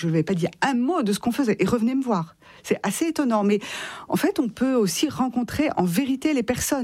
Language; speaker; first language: French; native; French